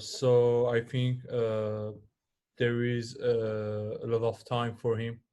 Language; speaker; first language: English; non-native, learner; Persian